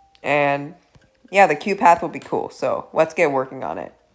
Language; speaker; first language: English; native; English